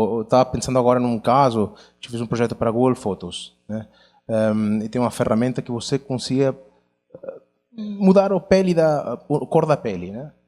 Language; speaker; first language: Portuguese; non-native, fluent; Catalan